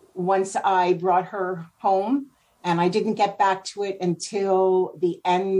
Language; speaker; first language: English; native; English